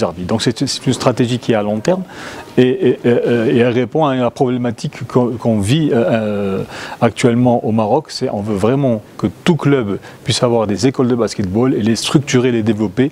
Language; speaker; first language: French; non-native, local second language; Arabic